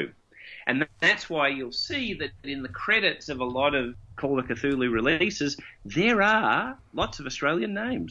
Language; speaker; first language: English; native; English